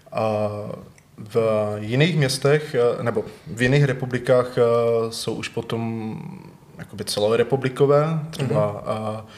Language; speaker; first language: Czech; native; Czech